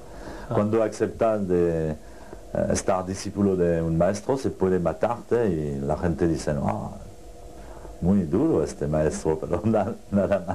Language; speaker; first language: Spanish; non-native, learner; French